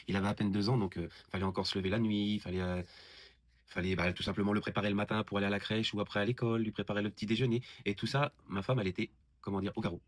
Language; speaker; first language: French; native; French